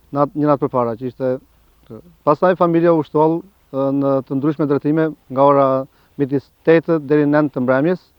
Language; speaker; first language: Albanian; native; Albanian